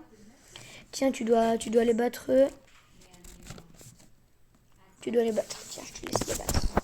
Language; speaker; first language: French; native; French